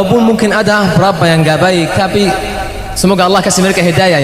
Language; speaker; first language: Indonesian; non-native, learner; Arabic